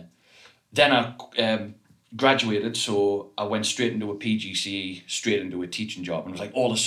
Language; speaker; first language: English; native; English